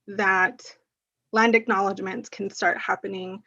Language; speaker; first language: English; early bilingual, other home language; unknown